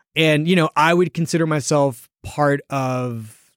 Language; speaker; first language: English; native; English